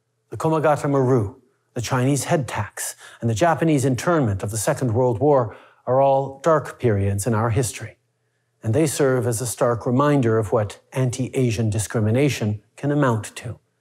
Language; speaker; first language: English; early bilingual, other home language; French